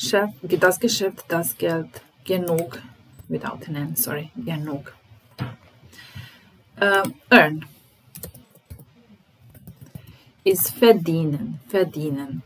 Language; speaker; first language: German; non-native, fluent; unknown